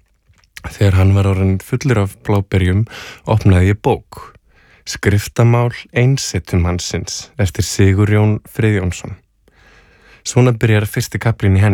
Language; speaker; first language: Icelandic; native; Icelandic